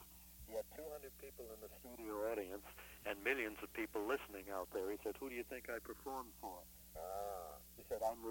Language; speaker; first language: English; native; English